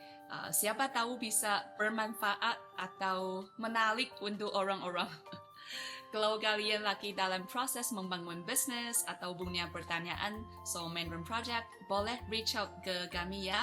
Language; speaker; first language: Indonesian; non-native, fluent; Chinese